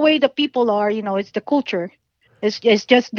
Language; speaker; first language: English; non-native, local second language; Filipino